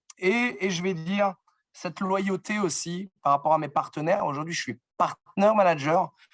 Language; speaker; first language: French; native; French